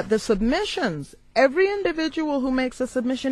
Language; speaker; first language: English; native; English